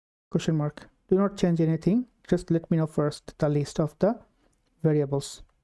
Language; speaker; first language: English; non-native, local second language; Bangla